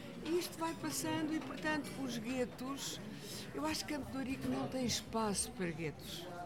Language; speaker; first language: Portuguese; native; Portuguese